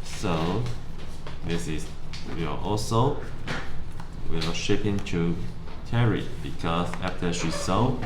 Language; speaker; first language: English; non-native, learner; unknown